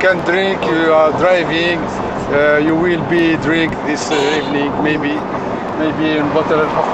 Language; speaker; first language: English; non-native, learner; Berber languages